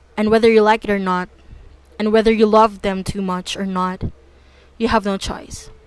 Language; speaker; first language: English; non-native, local second language; Filipino